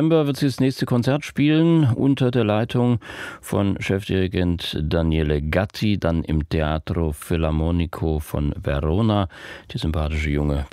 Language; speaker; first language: German; native; German